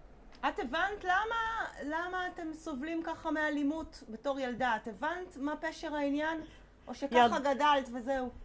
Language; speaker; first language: Hebrew; native; Hebrew